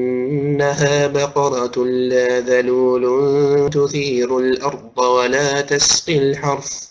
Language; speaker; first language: Arabic; non-native, fluent; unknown